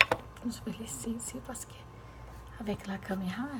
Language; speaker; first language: French; non-native, fluent; Portuguese